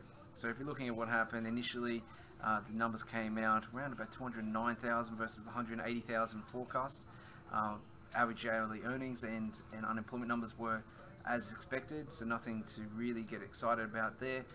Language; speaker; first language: English; native; English